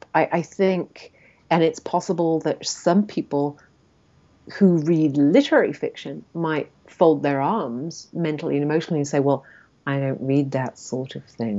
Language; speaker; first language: English; native; English